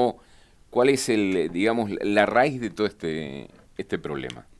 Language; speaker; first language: Spanish; native; Spanish